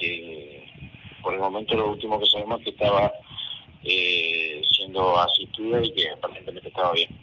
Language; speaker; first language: Spanish; native; Spanish